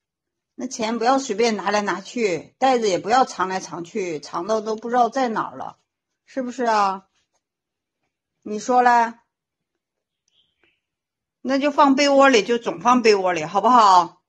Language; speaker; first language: Chinese; native; Chinese